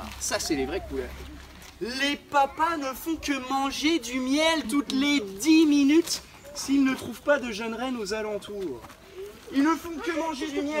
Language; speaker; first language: French; native; French